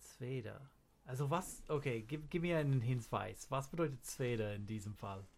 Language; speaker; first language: German; non-native, learner; English